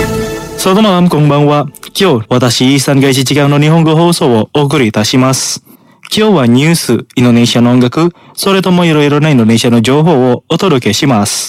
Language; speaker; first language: Japanese; non-native, fluent; Indonesian